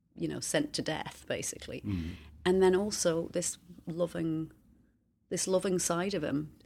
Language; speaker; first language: English; native; English